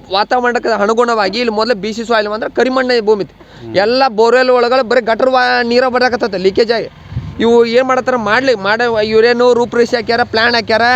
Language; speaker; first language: Kannada; native; Kannada